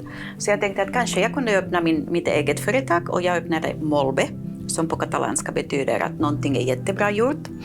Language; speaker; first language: Swedish; non-native, fluent; Catalan